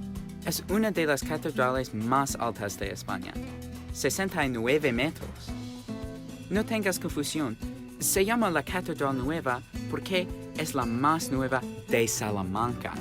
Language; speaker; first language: Spanish; non-native, learner; English